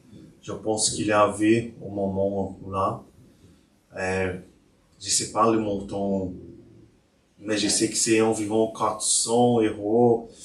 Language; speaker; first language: French; non-native, learner; Portuguese